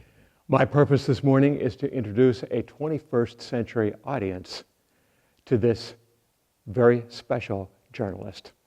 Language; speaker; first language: English; native; English